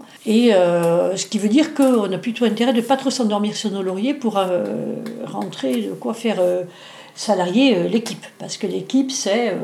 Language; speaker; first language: French; native; French